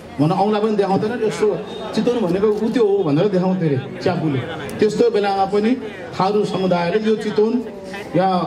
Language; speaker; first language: Nepali; non-native, local second language; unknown